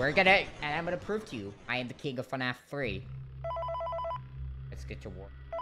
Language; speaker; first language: English; native; English